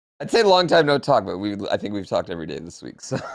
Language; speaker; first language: English; native; English